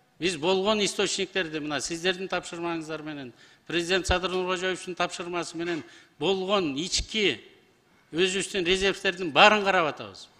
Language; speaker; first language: Kyrgyz; native; Kyrgyz